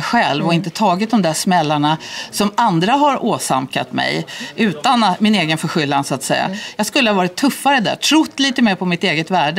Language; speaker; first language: Swedish; native; Swedish